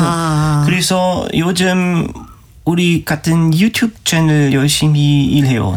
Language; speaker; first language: Korean; non-native, learner; German